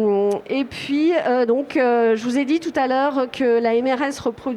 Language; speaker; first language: French; native; French